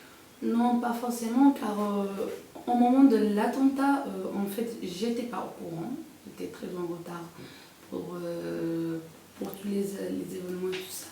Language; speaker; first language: French; non-native, local second language; Arabic